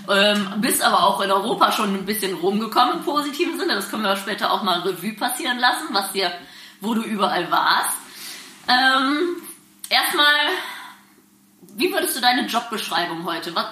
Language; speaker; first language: German; native; German